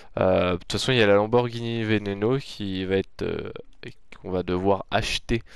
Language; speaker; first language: French; native; French